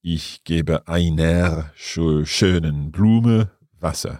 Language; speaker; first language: German; non-native, learner; English